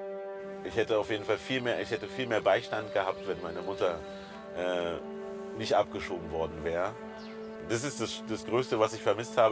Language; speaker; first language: German; early bilingual, other home language; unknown